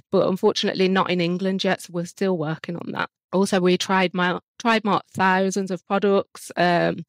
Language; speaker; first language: English; native; English